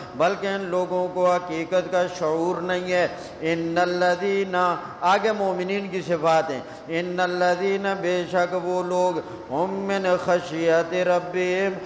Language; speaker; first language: Urdu; non-native, local second language; Punjabi